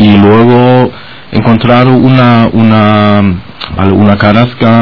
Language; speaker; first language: Spanish; non-native, fluent; German